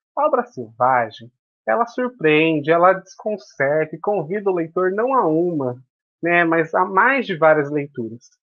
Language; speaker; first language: Portuguese; native; Portuguese